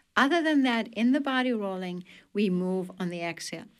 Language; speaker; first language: English; non-native, fluent; German